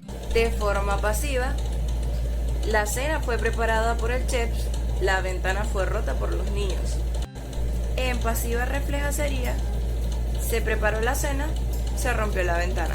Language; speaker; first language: Spanish; native; Spanish